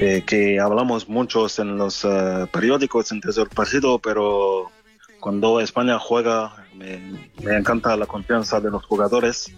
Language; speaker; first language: Spanish; non-native, learner; French